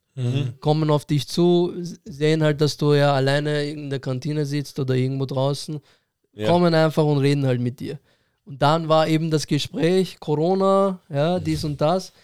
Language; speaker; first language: German; early bilingual, other home language; Persian